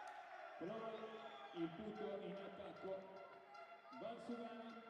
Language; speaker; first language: Italian; native; Italian